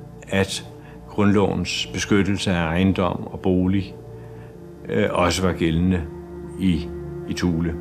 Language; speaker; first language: Danish; native; Danish